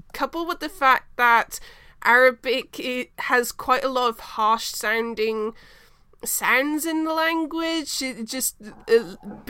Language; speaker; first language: English; native; English